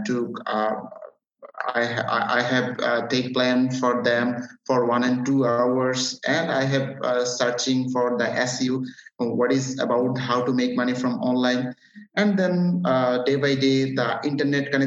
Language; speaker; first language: English; non-native, local second language; Bangla